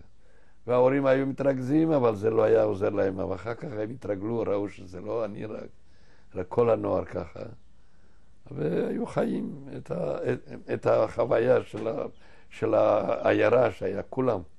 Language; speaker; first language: Hebrew; non-native, fluent; Ladino